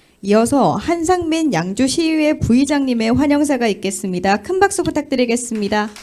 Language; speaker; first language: Korean; native; Korean